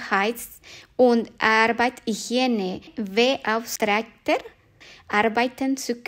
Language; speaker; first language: German; non-native, fluent; Spanish